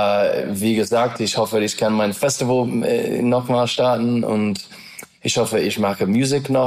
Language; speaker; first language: German; non-native, learner; English